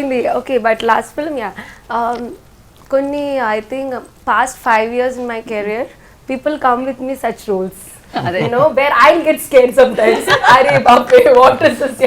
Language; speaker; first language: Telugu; non-native, learner; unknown